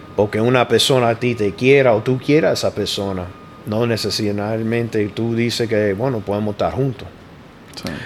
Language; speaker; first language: Spanish; early bilingual, heritage; Spanish